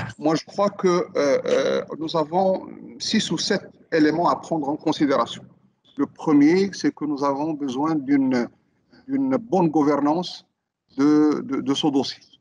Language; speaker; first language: French; non-native, local second language; Arabic